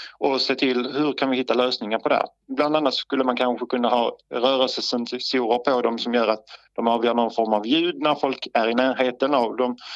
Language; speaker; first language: Swedish; native; Swedish